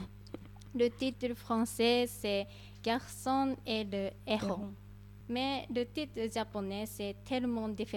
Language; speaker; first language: French; non-native, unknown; Japanese